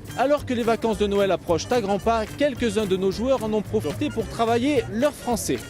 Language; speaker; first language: French; native; French